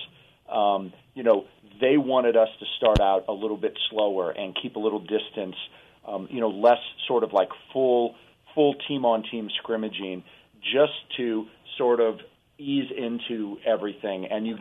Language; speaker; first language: English; native; English